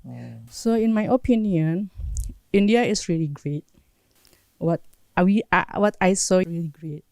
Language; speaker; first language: English; non-native, learner; Indonesian